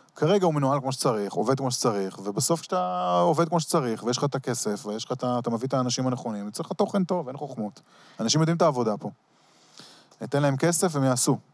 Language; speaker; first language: Hebrew; early bilingual, heritage; Hebrew